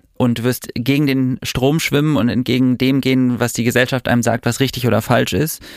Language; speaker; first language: German; native; German